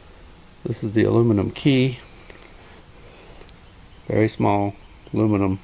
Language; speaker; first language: English; native; English